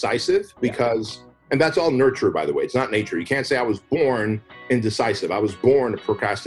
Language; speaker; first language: English; early bilingual, other home language; Armenian